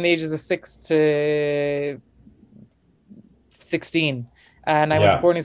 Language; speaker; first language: English; native; English